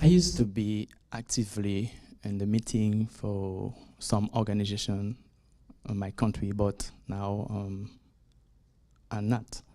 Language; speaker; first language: English; non-native, learner; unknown